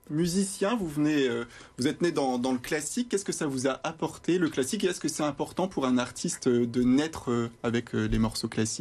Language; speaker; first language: French; native; French